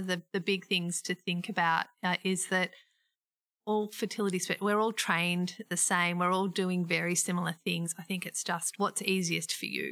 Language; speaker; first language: English; native; English